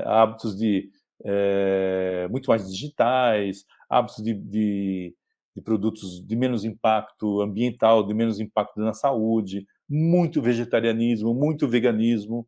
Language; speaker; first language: Portuguese; native; Portuguese